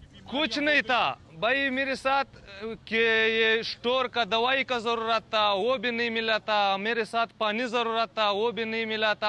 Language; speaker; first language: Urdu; non-native, learner; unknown